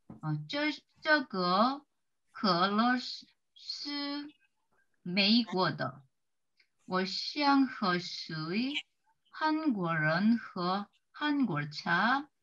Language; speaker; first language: Chinese; non-native, learner; Korean